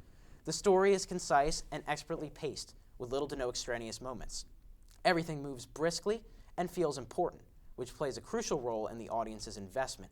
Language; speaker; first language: English; native; English